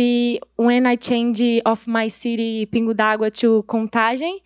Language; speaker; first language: English; non-native, learner; Portuguese